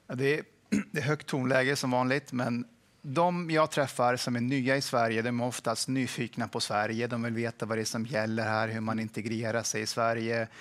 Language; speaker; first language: Swedish; early bilingual, other home language; Persian